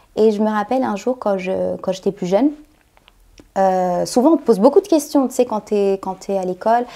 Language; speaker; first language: French; native; French